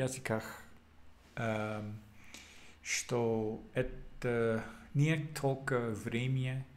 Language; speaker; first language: Russian; non-native, learner; English